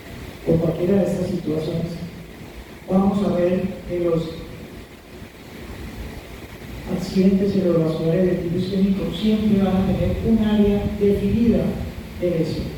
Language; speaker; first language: Spanish; native; Spanish